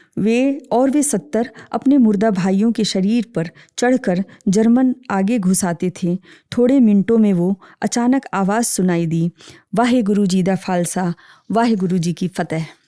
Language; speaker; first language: Hindi; native; Hindi